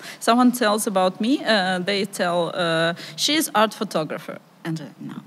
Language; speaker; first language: English; non-native, learner; Ukrainian